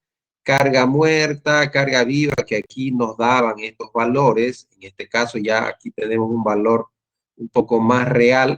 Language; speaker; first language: Spanish; native; Spanish